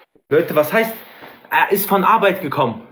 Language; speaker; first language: German; early bilingual, other home language; Albanian